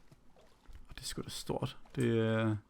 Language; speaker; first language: Danish; native; Danish